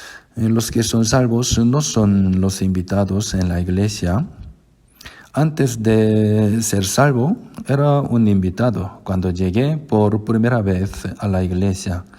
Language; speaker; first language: Spanish; non-native, fluent; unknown